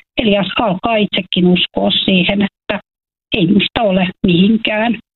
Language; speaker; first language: Finnish; native; Finnish